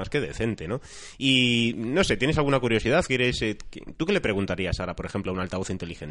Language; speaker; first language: Spanish; native; Spanish